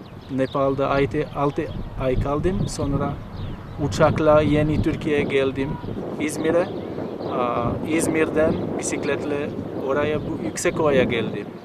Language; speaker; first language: Turkish; non-native, learner; French